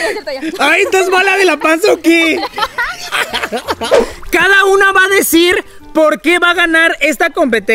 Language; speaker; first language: Spanish; native; Spanish